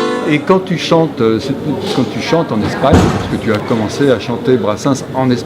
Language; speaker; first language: French; native; French